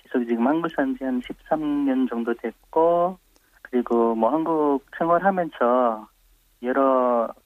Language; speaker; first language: Korean; non-native, fluent; Nepali